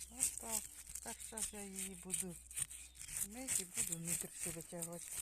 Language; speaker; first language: Ukrainian; native; Ukrainian